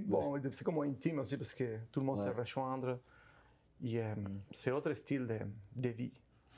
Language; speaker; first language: French; non-native, learner; Spanish